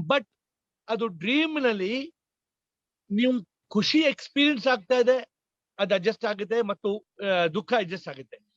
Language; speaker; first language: Kannada; non-native, local second language; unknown